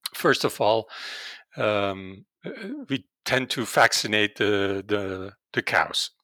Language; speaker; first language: English; non-native, fluent; Dutch